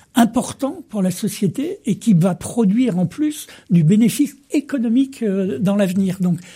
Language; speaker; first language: French; native; French